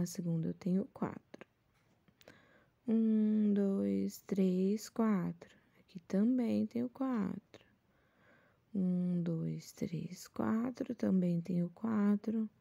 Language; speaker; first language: Portuguese; native; Portuguese